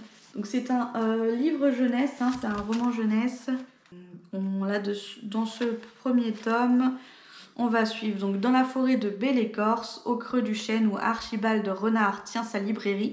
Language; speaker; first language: French; native; French